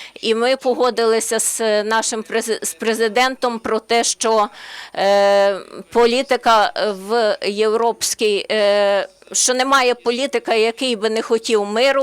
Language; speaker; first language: Ukrainian; non-native, learner; Slovenian